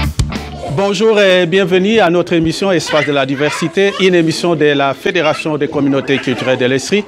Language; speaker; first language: French; native; French